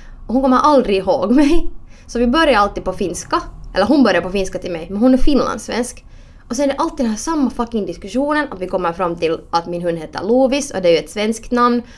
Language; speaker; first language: Swedish; native; Swedish